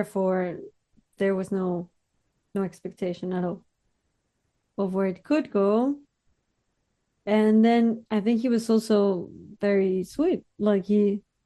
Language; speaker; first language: English; non-native, fluent; Spanish